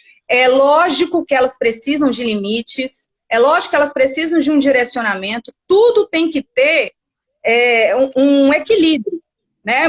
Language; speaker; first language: Portuguese; native; Portuguese